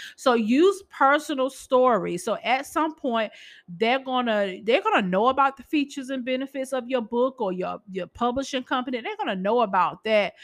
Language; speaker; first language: English; native; English